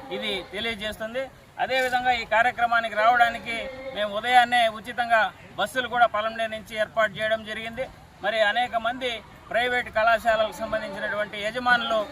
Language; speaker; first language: Telugu; native; Telugu